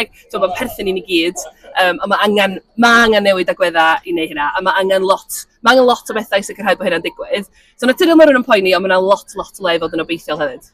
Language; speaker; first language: Welsh; native; Welsh